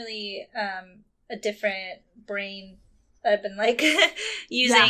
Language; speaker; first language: English; native; English